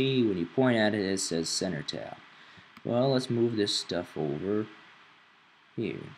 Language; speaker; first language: English; native; English